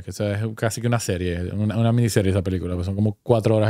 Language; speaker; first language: Spanish; native; Spanish